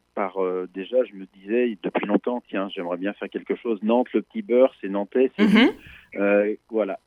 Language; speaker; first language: French; native; French